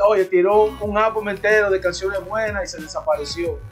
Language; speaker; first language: Spanish; early bilingual, other home language; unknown